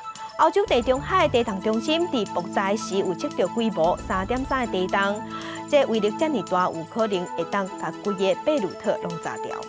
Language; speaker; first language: Chinese; native; Chinese